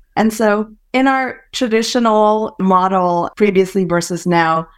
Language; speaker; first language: English; early bilingual, other home language; Min Nan Chinese